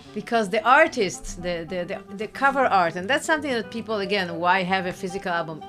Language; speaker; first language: English; non-native, fluent; Hebrew